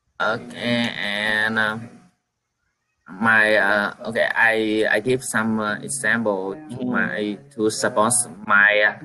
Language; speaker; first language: English; non-native, learner; Vietnamese